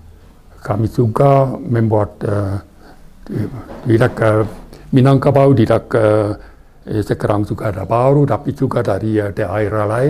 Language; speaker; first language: Indonesian; non-native, fluent; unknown